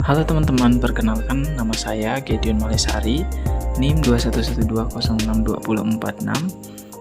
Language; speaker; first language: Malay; non-native, local second language; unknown